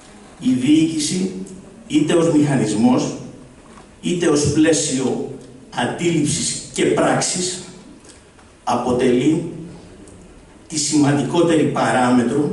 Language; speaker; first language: Greek; native; Greek